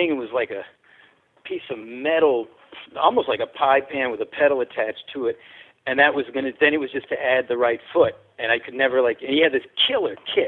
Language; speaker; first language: English; native; English